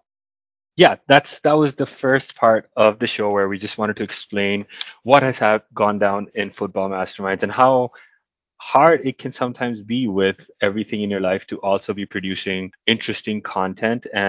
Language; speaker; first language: English; non-native, local second language; Hindi